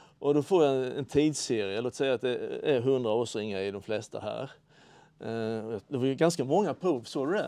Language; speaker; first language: Swedish; native; Swedish